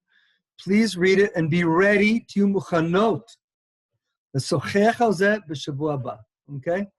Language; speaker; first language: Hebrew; non-native, fluent; English